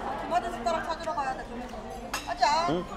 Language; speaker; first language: Korean; non-native, learner; English